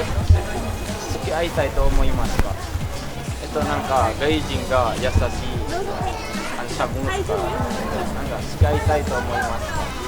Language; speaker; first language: Japanese; non-native, learner; Indonesian